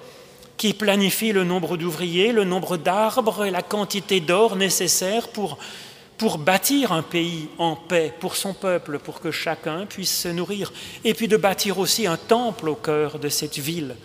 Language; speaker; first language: French; native; French